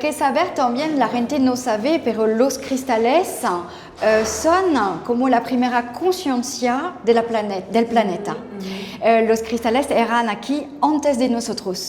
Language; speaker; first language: Spanish; non-native, fluent; French